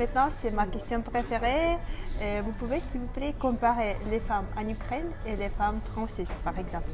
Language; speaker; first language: French; non-native, fluent; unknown